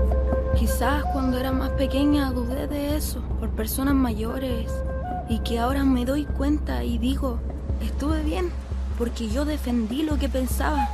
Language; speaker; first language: Spanish; native; Spanish